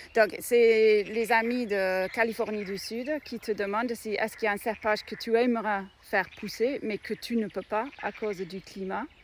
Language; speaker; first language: French; non-native, fluent; English